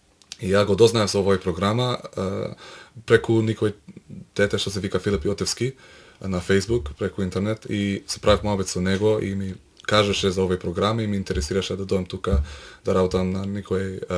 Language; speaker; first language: Macedonian; early bilingual, heritage; Macedonian